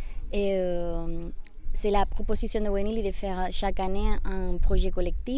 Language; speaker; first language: French; non-native, fluent; Spanish